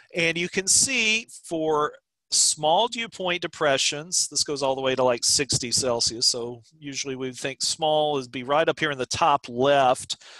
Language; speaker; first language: English; native; English